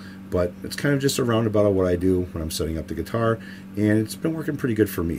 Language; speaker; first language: English; native; English